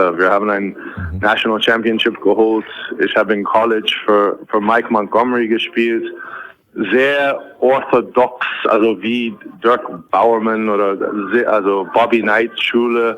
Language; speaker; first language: German; non-native, fluent; English